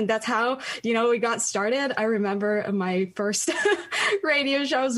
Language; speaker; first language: English; non-native, fluent; Persian